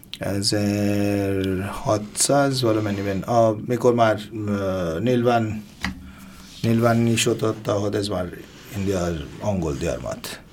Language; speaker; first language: Hungarian; non-native, fluent; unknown